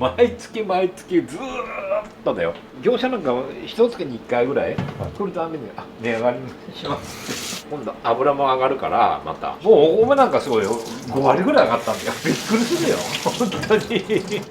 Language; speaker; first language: Japanese; native; Japanese